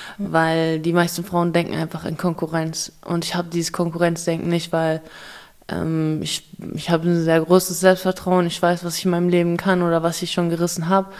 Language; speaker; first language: German; early bilingual, other home language; Russian